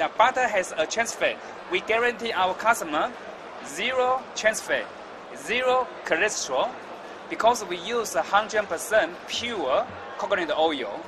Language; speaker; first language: English; non-native, learner; Chinese